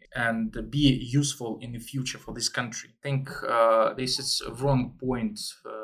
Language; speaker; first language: English; non-native, learner; Russian